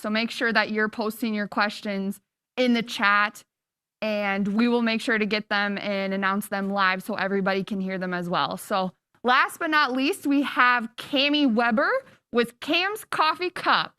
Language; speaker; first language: English; native; English